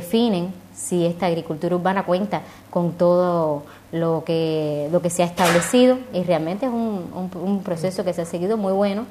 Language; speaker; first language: Spanish; native; Spanish